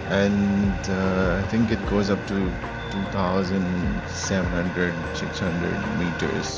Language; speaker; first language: English; non-native, local second language; Malayalam